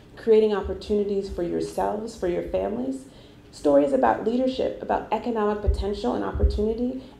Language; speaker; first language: English; non-native, local second language; Igbo